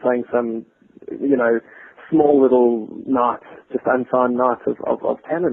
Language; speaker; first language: English; native; English